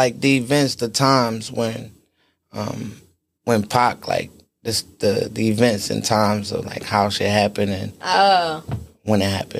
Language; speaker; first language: English; native; English